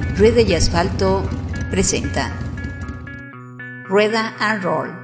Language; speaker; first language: Spanish; native; Spanish